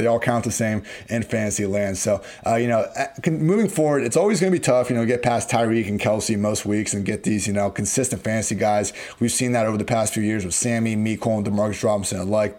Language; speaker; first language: English; native; English